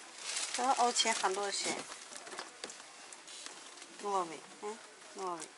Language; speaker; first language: Russian; non-native, learner; Chinese